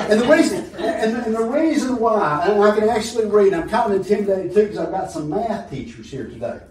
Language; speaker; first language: English; native; English